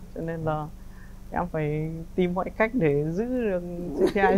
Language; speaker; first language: Vietnamese; early bilingual, heritage; Ukrainian